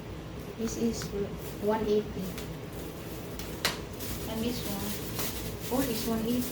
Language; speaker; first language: English; non-native, learner; Filipino